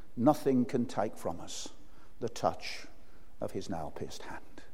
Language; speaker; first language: English; native; English